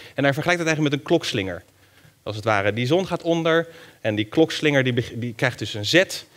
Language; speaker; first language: Dutch; native; Dutch